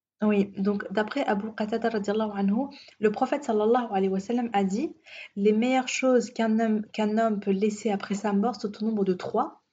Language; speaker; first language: French; native; French